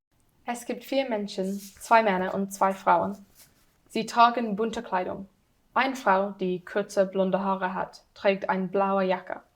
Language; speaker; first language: German; non-native, learner; English